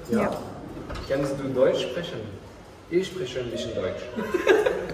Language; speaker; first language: German; non-native, learner; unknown